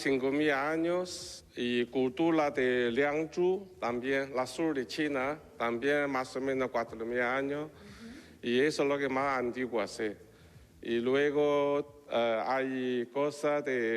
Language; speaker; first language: Spanish; non-native, learner; Chinese